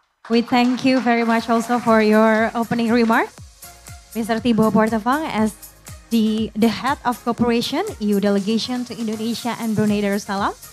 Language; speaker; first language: English; non-native, fluent; Indonesian